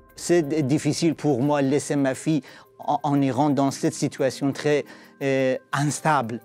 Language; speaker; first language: French; non-native, learner; Persian